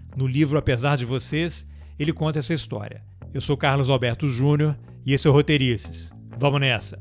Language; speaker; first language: Portuguese; native; Portuguese